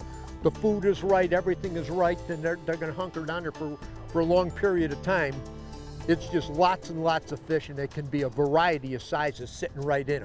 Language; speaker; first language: English; native; English